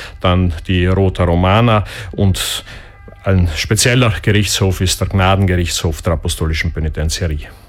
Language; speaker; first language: German; native; German